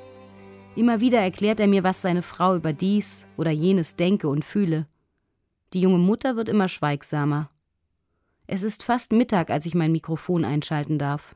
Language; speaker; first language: German; native; German